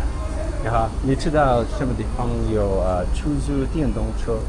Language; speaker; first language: Chinese; non-native, learner; English